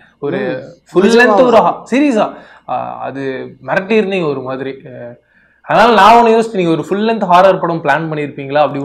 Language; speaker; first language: Tamil; native; Tamil